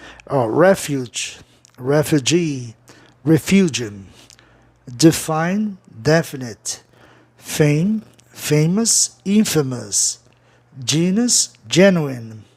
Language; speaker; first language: English; non-native, fluent; Portuguese